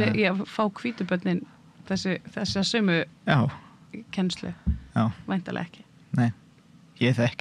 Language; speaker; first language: Icelandic; non-native, fluent; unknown